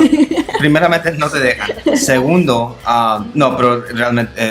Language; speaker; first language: Spanish; non-native, local second language; English